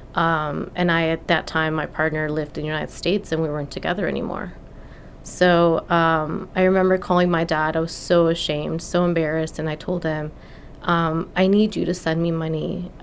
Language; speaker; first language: English; non-native, fluent; Spanish